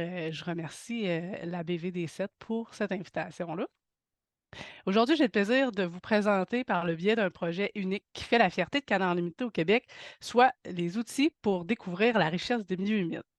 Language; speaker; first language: French; native; French